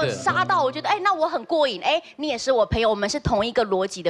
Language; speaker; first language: Chinese; native; Chinese